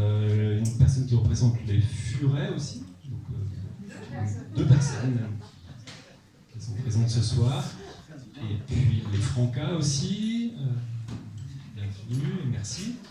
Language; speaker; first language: French; native; French